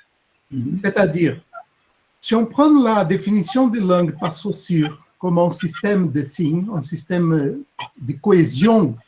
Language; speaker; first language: French; non-native, fluent; Portuguese